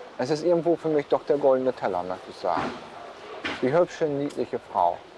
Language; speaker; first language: German; native; German